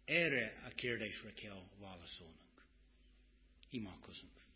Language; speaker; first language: Hungarian; non-native, fluent; English